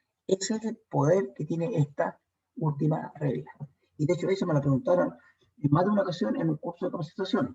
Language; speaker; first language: Spanish; native; Spanish